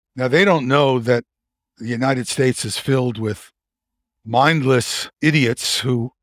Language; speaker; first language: English; native; English